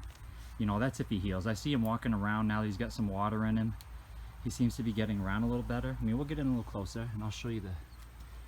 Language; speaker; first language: English; native; English